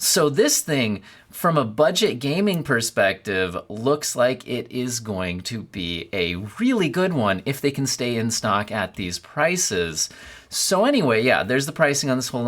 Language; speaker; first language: English; native; English